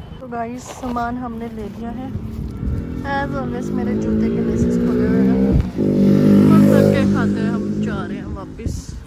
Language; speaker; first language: Hindi; non-native, local second language; Punjabi